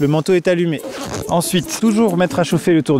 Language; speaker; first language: French; native; French